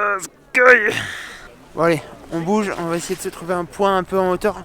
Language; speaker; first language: French; native; French